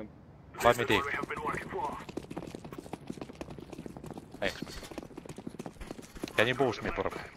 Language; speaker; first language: English; non-native, learner; Finnish